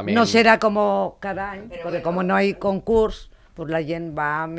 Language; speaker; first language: Catalan; non-native, local second language; Spanish